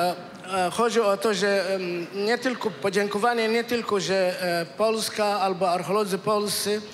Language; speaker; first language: Polish; non-native, fluent; Arabic